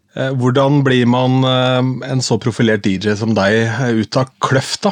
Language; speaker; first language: Norwegian; native; Norwegian